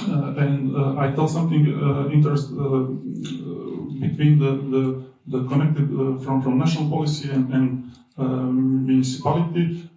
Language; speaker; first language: English; non-native, learner; Serbian